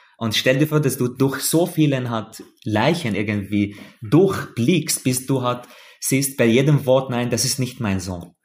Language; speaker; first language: German; non-native, fluent; Arabic